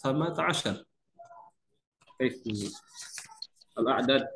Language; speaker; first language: Arabic; non-native, learner; Indonesian